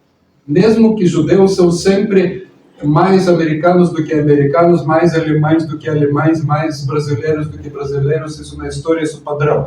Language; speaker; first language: Portuguese; non-native, fluent; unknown